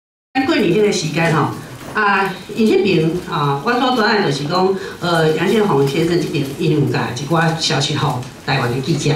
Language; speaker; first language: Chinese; non-native, local second language; Min Nan Chinese